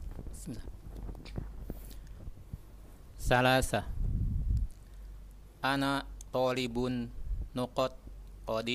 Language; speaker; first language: Arabic; non-native, learner; Indonesian